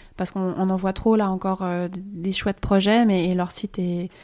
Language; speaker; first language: French; native; French